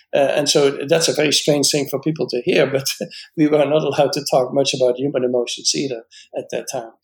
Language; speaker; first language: English; non-native, fluent; Dutch